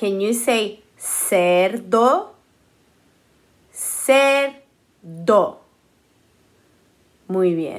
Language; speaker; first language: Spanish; early bilingual, heritage; Spanish